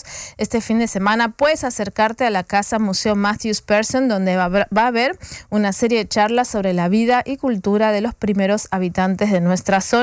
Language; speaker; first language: Spanish; native; Spanish